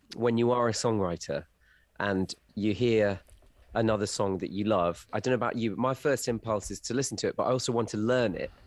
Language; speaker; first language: English; native; English